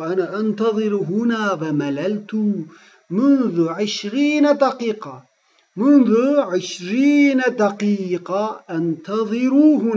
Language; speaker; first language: Arabic; non-native, fluent; Turkish